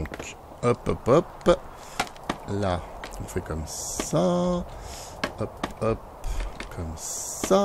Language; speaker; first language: French; native; French